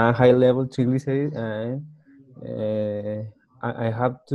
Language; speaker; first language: English; non-native, learner; Spanish